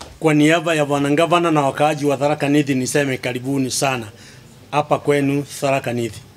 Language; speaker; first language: Swahili; non-native, local second language; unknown